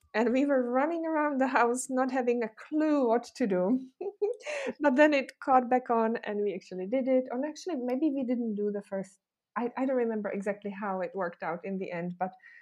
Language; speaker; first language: English; non-native, fluent; Czech